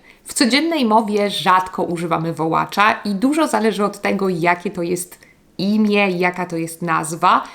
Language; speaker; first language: Polish; native; Polish